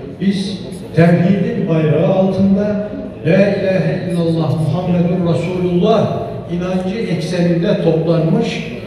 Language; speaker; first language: Turkish; native; Turkish